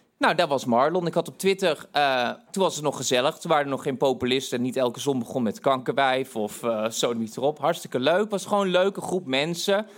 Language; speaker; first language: Dutch; native; Dutch